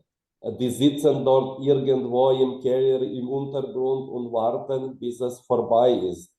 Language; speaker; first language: German; non-native, fluent; Ukrainian